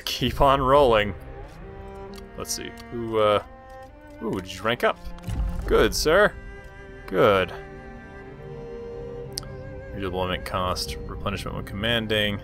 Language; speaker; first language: English; native; English